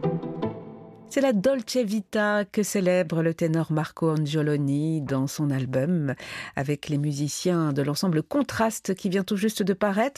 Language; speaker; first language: French; native; French